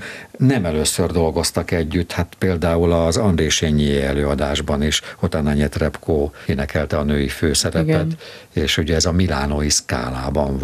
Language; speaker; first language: Hungarian; native; Hungarian